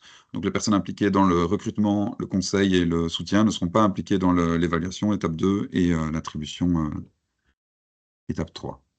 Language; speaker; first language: French; native; French